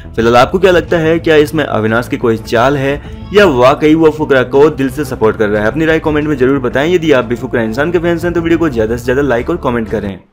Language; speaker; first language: Hindi; native; Hindi